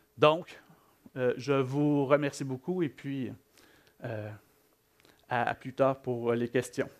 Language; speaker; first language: French; native; French